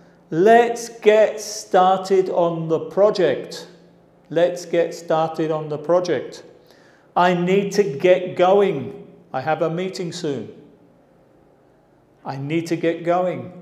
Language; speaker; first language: English; native; English